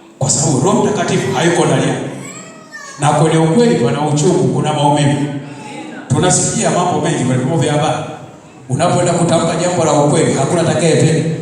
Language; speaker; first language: Swahili; non-native, local second language; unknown